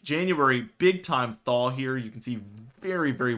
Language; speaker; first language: English; native; English